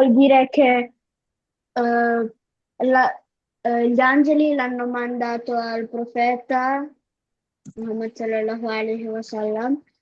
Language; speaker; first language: Italian; early bilingual, other home language; Bangla